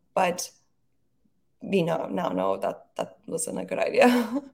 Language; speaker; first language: English; non-native, fluent; Turkish